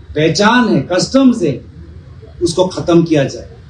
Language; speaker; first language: Hindi; non-native, local second language; Assamese